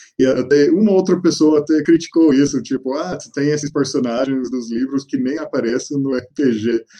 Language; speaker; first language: Portuguese; non-native, fluent; English